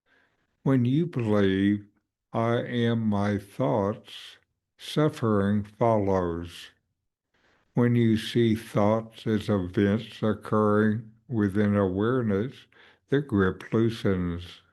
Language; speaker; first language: English; native; English